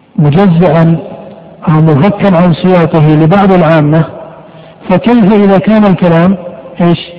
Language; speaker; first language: Arabic; native; Arabic